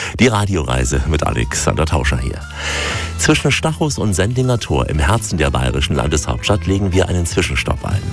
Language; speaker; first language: German; native; German